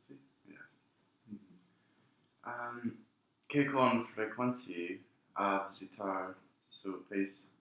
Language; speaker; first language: Spanish; non-native, learner; English